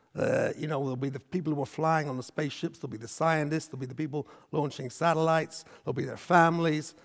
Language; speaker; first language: English; native; English